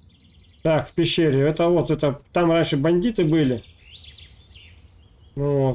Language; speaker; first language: Russian; native; Russian